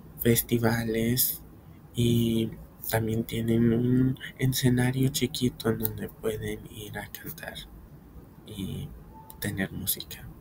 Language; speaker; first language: Spanish; early bilingual, heritage; Spanish